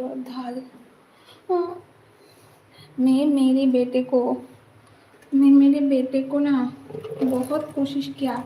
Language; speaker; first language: Hindi; non-native, local second language; Bangla